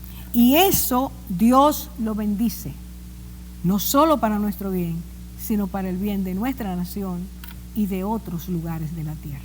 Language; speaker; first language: Spanish; native; Spanish